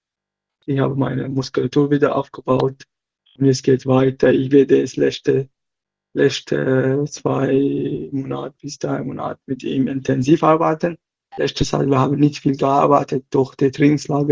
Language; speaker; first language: German; non-native, learner; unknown